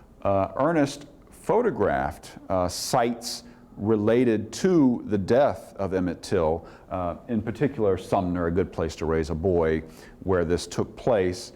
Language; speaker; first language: English; native; English